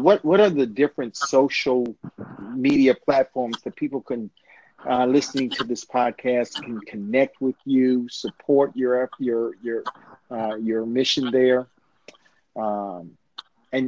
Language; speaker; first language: English; native; English